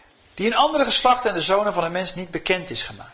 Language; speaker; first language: Dutch; native; Dutch